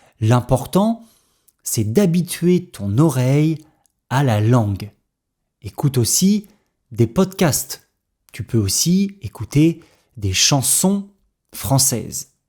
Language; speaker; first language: French; native; French